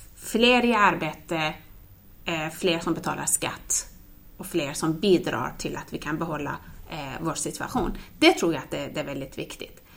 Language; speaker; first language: Swedish; non-native, fluent; Persian